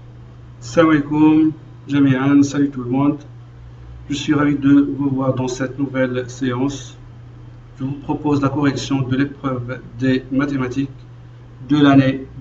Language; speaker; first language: French; non-native, local second language; Arabic